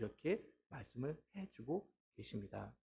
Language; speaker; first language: Korean; native; Korean